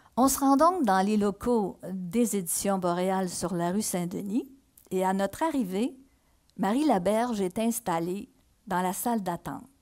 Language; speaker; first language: French; native; French